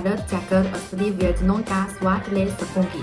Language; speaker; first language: Hindi; non-native, learner; Chinese